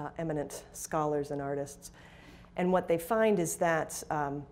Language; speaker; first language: English; native; English